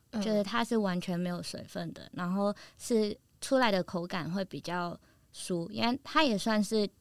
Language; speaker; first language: Chinese; non-native, local second language; Cantonese